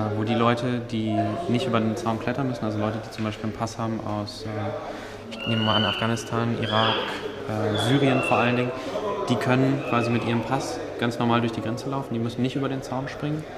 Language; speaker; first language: German; native; German